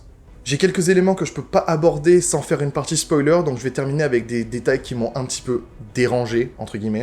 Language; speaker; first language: French; native; French